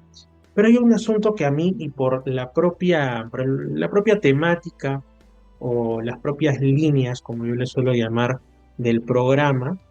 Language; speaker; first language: Spanish; native; Spanish